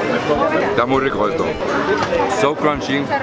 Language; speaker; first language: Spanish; non-native, learner; English